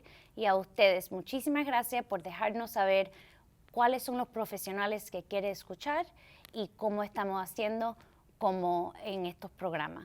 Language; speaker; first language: Spanish; early bilingual, heritage; Spanish